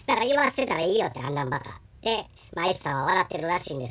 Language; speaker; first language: Japanese; native; Japanese